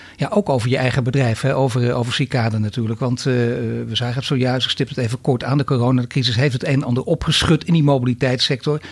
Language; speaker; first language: Dutch; native; Dutch